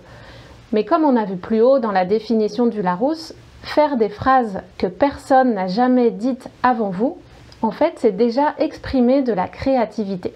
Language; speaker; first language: French; native; French